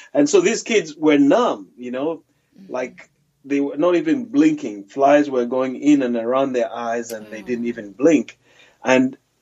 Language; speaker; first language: English; non-native, local second language; Ganda